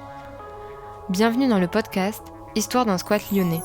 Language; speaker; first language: French; native; French